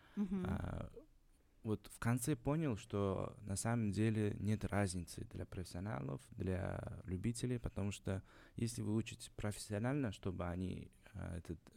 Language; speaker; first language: Russian; non-native, local second language; Uzbek